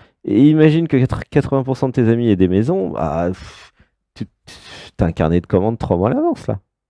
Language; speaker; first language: French; native; French